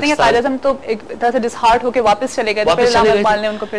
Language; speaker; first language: Urdu; native; Urdu